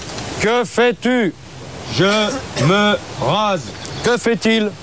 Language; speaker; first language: French; native; French